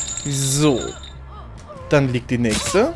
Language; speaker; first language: German; native; German